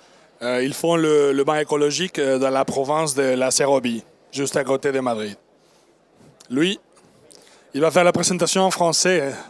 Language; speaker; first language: French; non-native, learner; Spanish